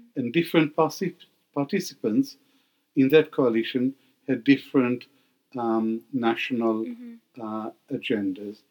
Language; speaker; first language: English; non-native, fluent; Hebrew